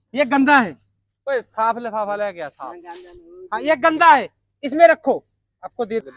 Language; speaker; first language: Hindi; non-native, local second language; Punjabi